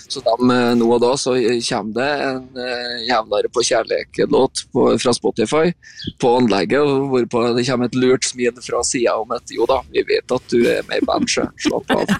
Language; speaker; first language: Norwegian; native; Norwegian